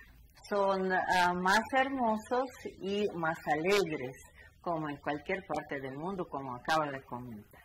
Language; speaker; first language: Spanish; non-native, fluent; Russian